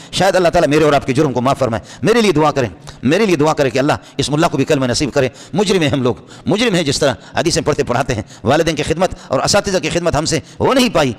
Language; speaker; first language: Urdu; non-native, local second language; Baluchi